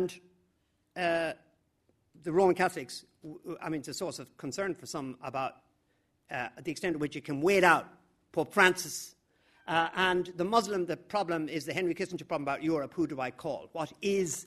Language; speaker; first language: English; native; English